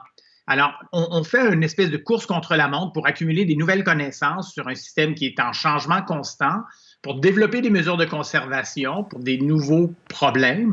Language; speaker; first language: French; native; French